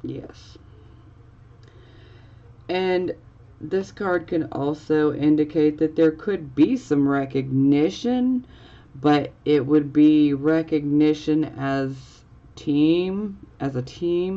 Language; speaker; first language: English; native; English